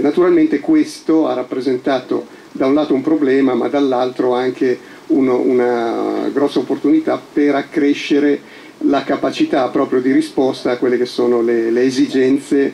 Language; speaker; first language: Italian; native; Italian